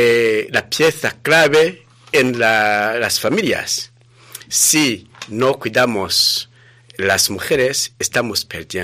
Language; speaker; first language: Spanish; non-native, fluent; Rundi